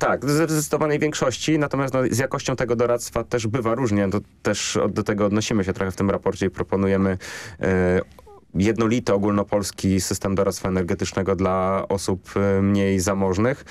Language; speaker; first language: Polish; native; Polish